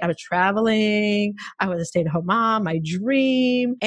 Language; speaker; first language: English; non-native, fluent; Hebrew